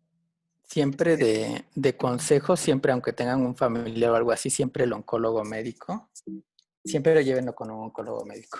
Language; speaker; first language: Spanish; native; Spanish